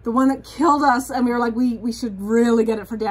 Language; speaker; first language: English; native; English